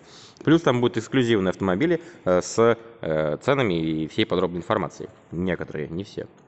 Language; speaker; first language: Russian; native; Russian